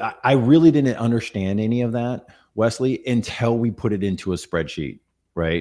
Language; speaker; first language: English; native; English